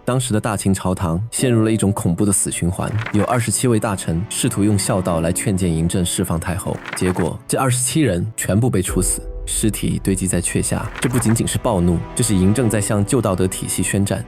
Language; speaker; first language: Chinese; native; Chinese